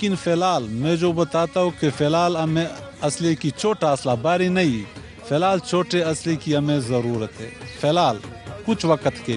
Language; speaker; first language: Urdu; non-native, local second language; Pashto